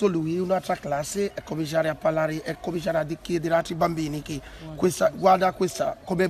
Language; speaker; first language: Italian; non-native, learner; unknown